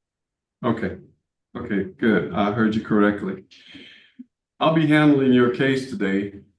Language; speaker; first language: English; native; English